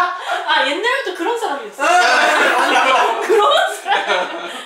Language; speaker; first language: Korean; non-native, learner; Japanese